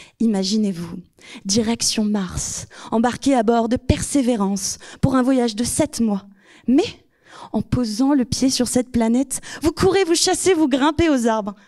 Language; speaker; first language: French; native; French